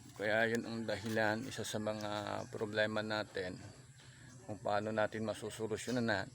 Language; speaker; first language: Filipino; non-native, local second language; Cebuano